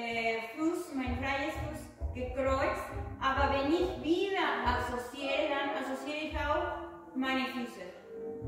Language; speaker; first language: German; non-native, fluent; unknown